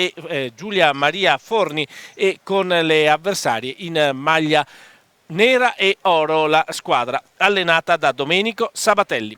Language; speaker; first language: Italian; native; Italian